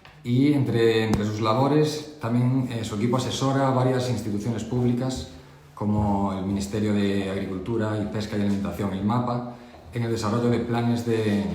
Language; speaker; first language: Spanish; native; Spanish